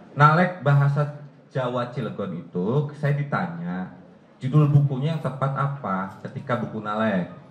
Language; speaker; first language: Indonesian; non-native, local second language; Javanese